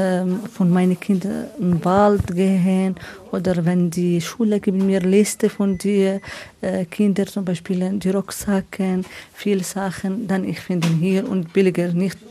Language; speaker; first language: German; non-native, learner; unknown